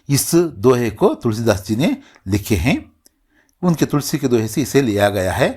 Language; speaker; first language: Hindi; non-native, local second language; Kannada